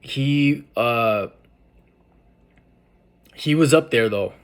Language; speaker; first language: English; native; English